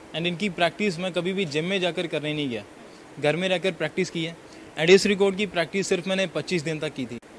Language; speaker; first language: Hindi; native; Hindi